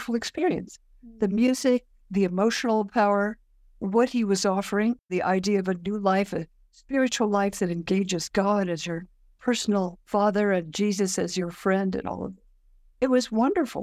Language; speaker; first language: English; native; English